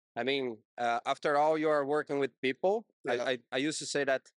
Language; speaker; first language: English; non-native, fluent; Portuguese